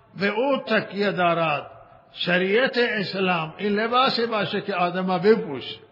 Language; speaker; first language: Persian; non-native, local second language; Baluchi